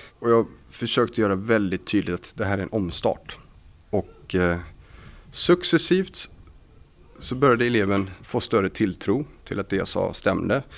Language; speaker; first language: Swedish; native; Swedish